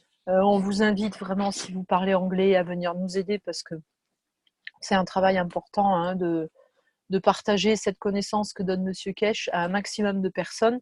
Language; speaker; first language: French; native; French